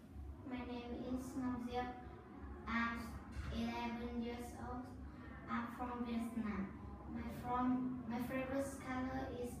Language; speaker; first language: English; non-native, learner; Vietnamese